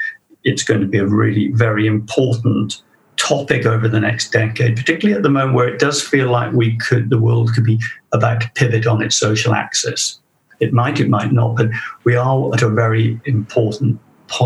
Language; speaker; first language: English; native; English